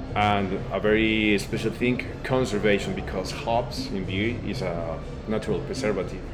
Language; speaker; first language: English; non-native, learner; Spanish